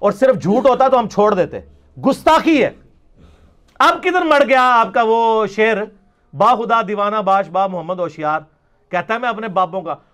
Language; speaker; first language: Urdu; non-native, local second language; Punjabi